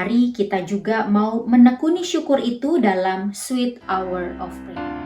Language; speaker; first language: Indonesian; native; Indonesian